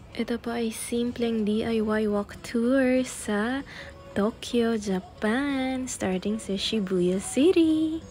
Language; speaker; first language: Filipino; non-native, local second language; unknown